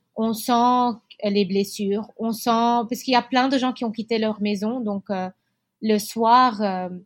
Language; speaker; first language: French; non-native, local second language; Arabic